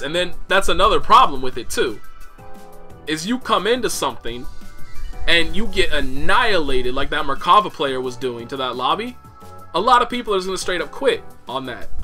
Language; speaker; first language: English; native; English